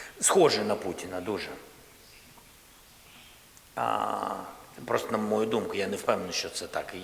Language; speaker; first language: Ukrainian; non-native, local second language; Russian